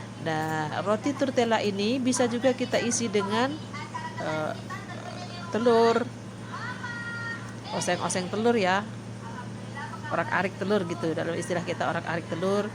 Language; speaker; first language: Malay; non-native, local second language; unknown